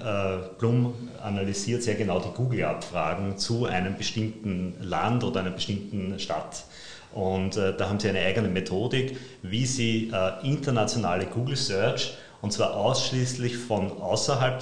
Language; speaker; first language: German; native; German